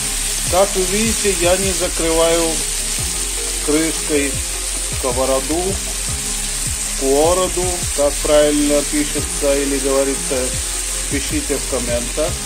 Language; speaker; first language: Russian; non-native, fluent; Hindi